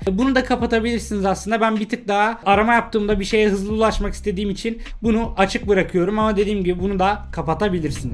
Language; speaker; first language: Turkish; native; Turkish